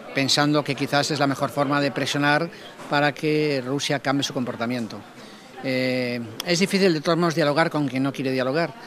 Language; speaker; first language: Spanish; native; Spanish